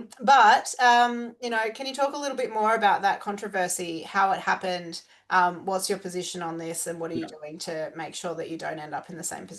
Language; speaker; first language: English; native; English